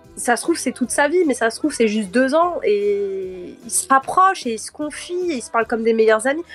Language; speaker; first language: French; early bilingual, heritage; French